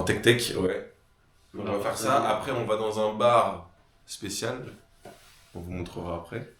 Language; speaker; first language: French; native; French